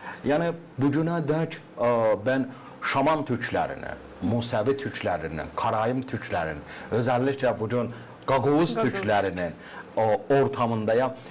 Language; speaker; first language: Azerbaijani; native; Azerbaijani